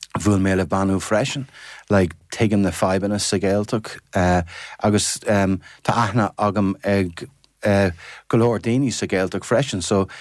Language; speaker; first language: Irish; non-native, fluent; English